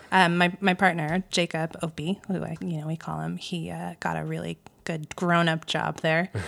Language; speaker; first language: English; native; English